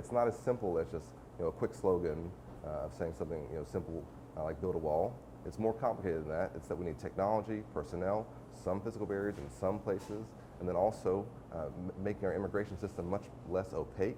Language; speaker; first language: English; native; English